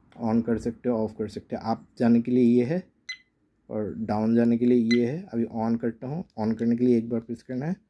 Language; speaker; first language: Hindi; non-native, local second language; Assamese